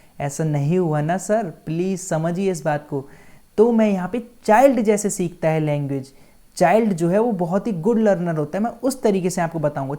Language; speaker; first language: Hindi; native; Hindi